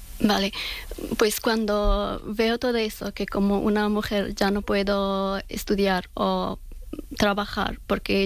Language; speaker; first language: Spanish; non-native, learner; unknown